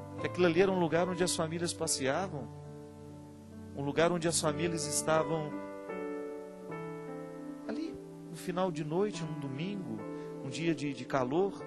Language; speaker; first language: Portuguese; native; Portuguese